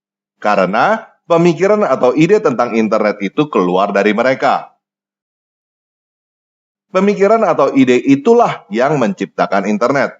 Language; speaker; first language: Indonesian; native; Indonesian